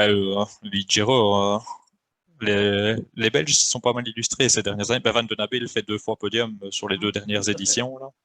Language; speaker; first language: French; native; French